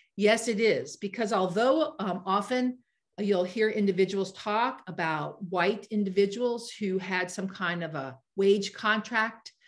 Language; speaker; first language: English; native; English